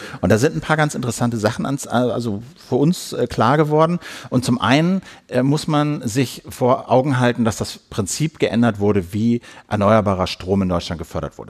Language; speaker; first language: German; native; German